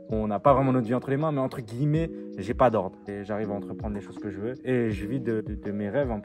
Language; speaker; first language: French; early bilingual, other home language; Turkish